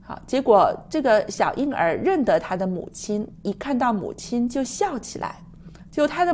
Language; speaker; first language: Chinese; native; Chinese